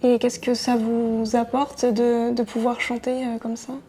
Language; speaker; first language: French; native; French